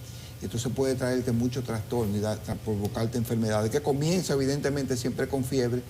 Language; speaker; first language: Spanish; native; Spanish